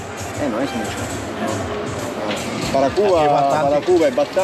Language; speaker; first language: Spanish; non-native, learner; Italian